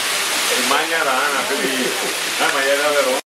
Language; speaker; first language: Italian; non-native, learner; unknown